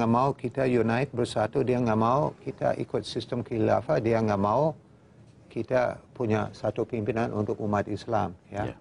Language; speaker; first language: Indonesian; non-native, fluent; English